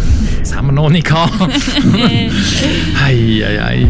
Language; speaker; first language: German; native; German